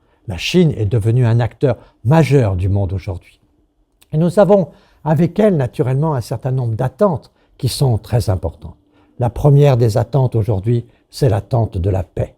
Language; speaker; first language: French; native; French